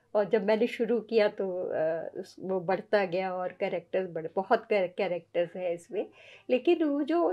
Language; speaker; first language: Hindi; native; Hindi